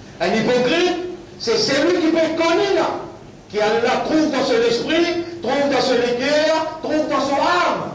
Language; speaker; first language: French; non-native, local second language; Morisyen